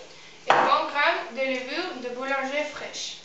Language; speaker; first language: French; non-native, learner; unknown